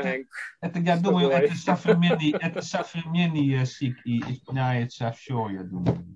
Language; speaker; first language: Russian; non-native, fluent; Dutch